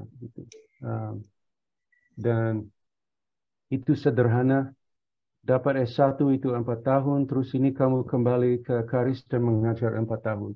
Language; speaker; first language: Indonesian; non-native, fluent; English